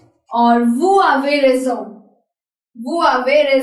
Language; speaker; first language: French; non-native, learner; Hindi